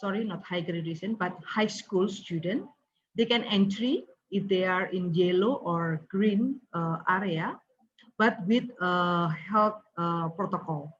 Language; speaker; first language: English; non-native, learner; Indonesian